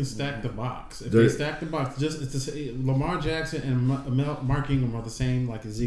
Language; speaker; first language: English; native; English